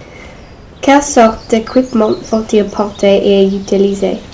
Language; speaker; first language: French; non-native, learner; English